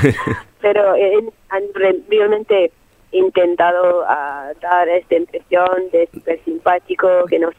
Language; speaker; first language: Spanish; non-native, fluent; French